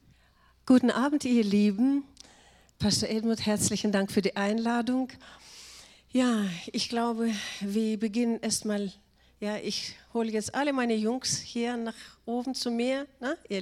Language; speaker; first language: German; non-native, fluent; Russian